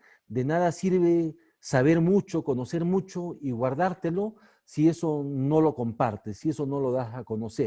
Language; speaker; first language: Spanish; native; Spanish